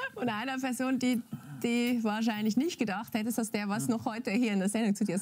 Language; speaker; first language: German; native; German